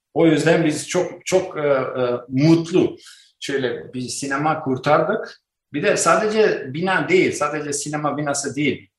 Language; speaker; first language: Turkish; non-native, learner; Albanian